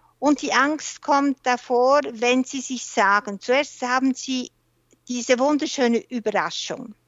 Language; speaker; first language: German; non-native, local second language; French